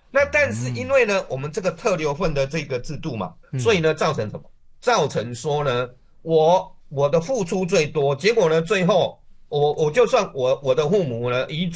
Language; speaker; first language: Chinese; native; Chinese